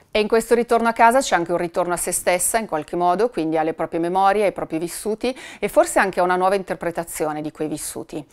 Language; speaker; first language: Italian; native; Italian